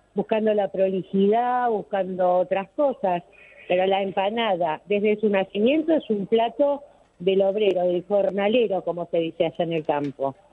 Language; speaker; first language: Spanish; native; Spanish